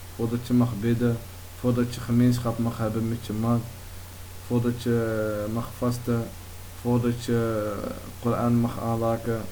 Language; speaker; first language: Dutch; early bilingual, other home language; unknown